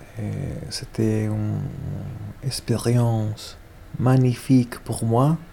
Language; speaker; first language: French; non-native, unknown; Spanish